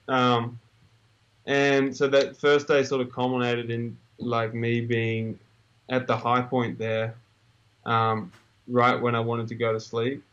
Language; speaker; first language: English; native; English